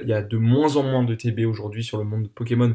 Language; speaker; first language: French; native; French